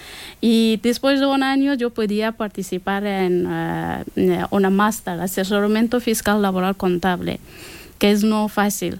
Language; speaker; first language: Spanish; non-native, learner; Persian